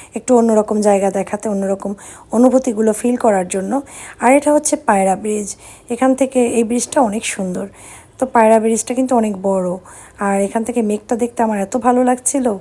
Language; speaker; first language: Bangla; early bilingual, heritage; Bangla